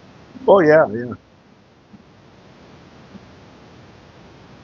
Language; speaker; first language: Greek; early bilingual, heritage; Greek